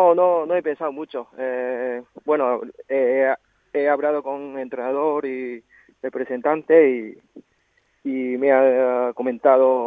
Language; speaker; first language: Spanish; non-native, learner; Japanese